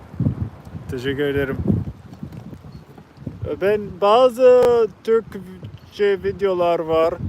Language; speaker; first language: Turkish; non-native, learner; English